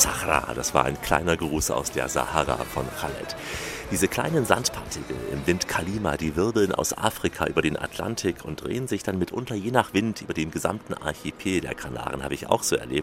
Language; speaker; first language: German; native; German